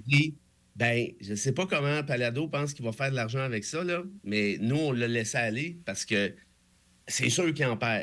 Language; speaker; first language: French; native; French